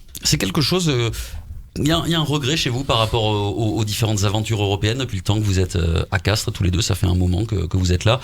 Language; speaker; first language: French; native; French